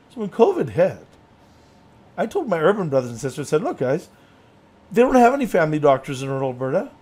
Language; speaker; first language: English; native; English